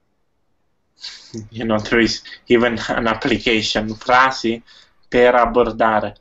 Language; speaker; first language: English; non-native, fluent; Italian